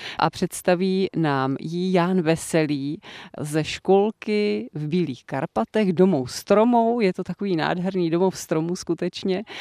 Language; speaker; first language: Czech; native; Czech